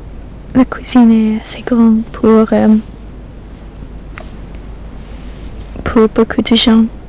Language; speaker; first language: French; non-native, learner; English